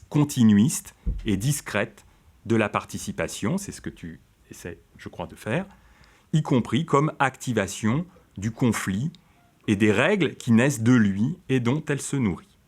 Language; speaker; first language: French; native; French